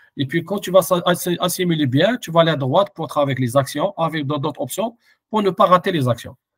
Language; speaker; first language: French; non-native, local second language; Arabic